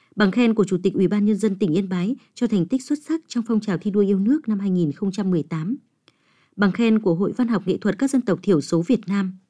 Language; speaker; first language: Vietnamese; native; Vietnamese